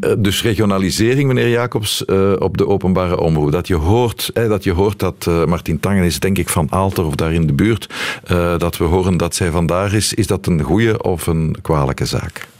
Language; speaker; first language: Dutch; native; Dutch